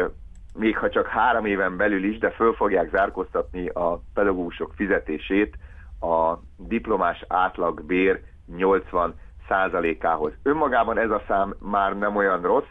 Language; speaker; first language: Hungarian; native; Hungarian